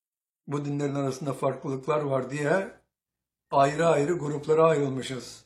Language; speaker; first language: Turkish; native; Turkish